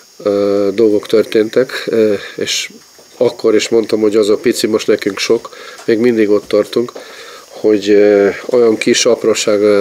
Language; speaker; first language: Hungarian; non-native, fluent; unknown